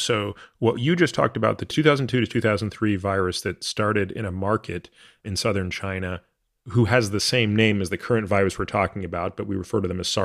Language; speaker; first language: English; native; English